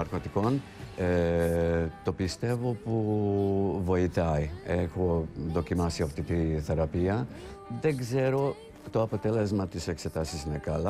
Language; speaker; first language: Greek; non-native, fluent; Hungarian